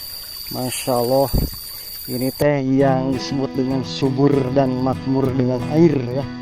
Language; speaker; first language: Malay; non-native, local second language; Sundanese